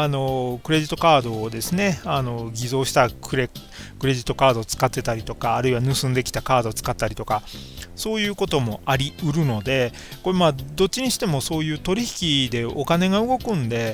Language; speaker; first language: Japanese; native; Japanese